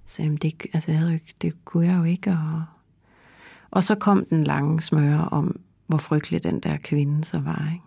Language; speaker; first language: Danish; native; Danish